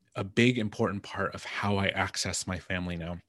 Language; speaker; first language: English; native; English